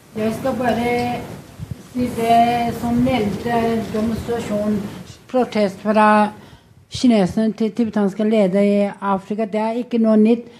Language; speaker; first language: Norwegian; non-native, fluent; Tibetan